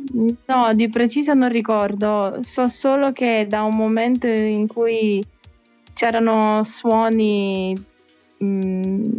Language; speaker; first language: Italian; non-native, fluent; Croatian